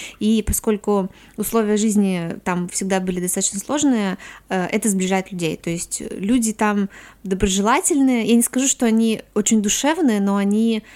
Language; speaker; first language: Russian; native; Russian